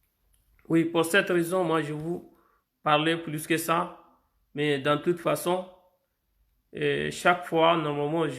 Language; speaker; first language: French; non-native, fluent; Arabic